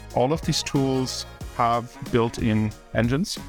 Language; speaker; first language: English; early bilingual, other home language; German